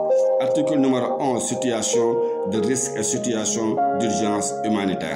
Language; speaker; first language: French; non-native, local second language; Wolof